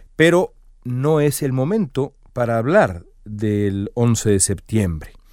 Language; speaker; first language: Spanish; native; Spanish